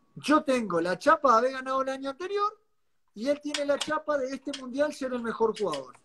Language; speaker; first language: Spanish; native; Spanish